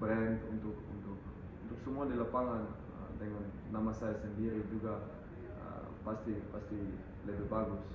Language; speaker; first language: Indonesian; non-native, fluent; Dutch